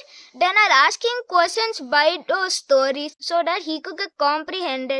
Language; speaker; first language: English; non-native, local second language; Hindi